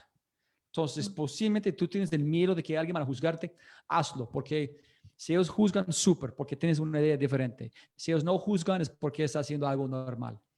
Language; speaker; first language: Spanish; non-native, fluent; English